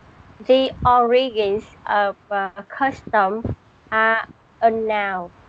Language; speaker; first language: English; non-native, learner; Vietnamese